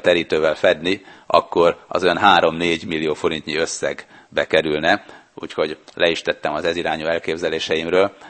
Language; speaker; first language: Hungarian; native; Hungarian